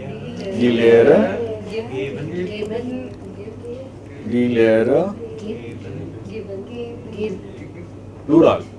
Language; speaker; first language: German; non-native, fluent; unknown